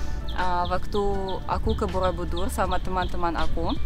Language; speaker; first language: Indonesian; non-native, fluent; Russian